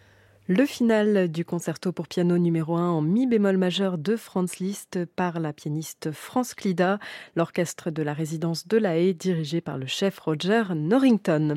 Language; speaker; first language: French; native; French